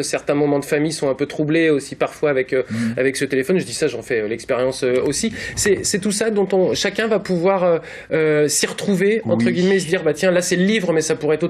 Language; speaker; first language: French; native; French